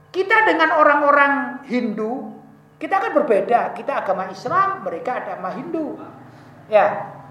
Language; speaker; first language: Indonesian; non-native, local second language; Javanese